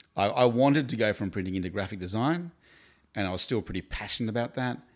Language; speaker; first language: English; native; English